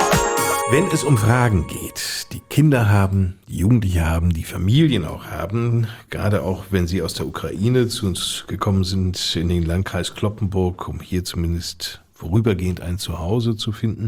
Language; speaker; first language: German; native; German